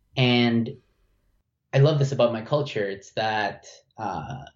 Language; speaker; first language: English; non-native, local second language; Filipino